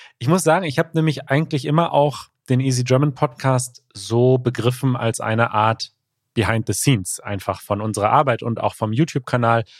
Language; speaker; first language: German; native; German